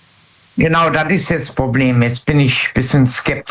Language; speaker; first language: German; native; German